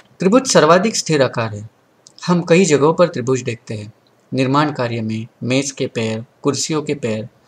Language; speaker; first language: Hindi; non-native, local second language; Marathi